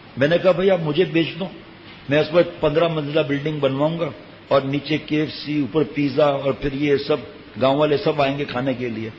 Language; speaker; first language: Urdu; native; Urdu